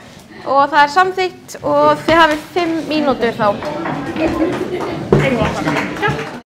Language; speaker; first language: Icelandic; native; Icelandic